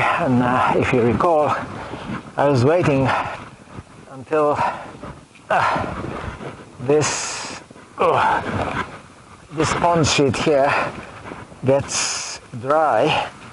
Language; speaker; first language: English; non-native, fluent; Japanese